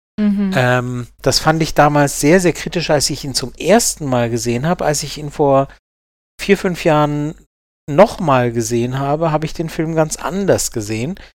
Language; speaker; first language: German; native; German